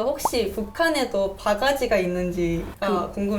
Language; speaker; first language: Korean; native; Korean